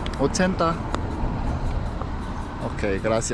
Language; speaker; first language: Spanish; non-native, learner; Korean